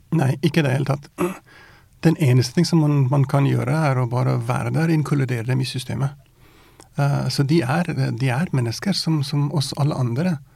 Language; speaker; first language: Norwegian; non-native, fluent; Persian